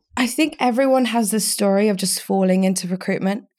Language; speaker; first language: English; early bilingual, other home language; Romanian